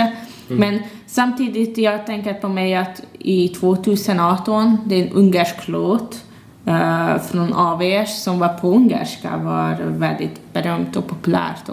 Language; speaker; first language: Swedish; non-native, fluent; Hungarian